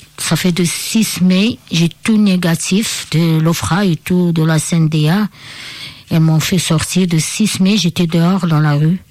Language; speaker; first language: French; non-native, local second language; Arabic